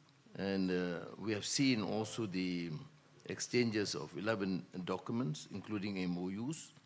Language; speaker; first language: English; non-native, local second language; Malay